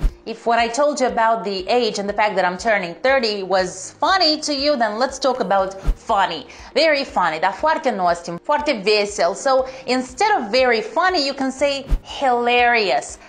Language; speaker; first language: English; non-native, fluent; Romanian